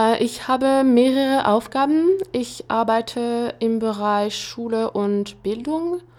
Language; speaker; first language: German; non-native, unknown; French